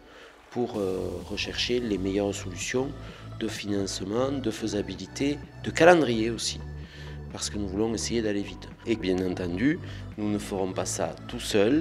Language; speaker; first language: French; native; French